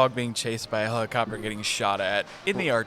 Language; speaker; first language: English; native; English